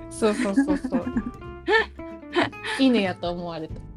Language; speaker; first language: Japanese; native; Japanese